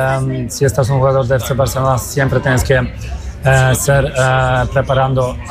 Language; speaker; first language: Spanish; non-native, fluent; Polish